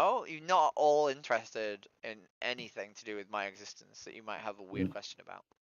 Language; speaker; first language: English; native; English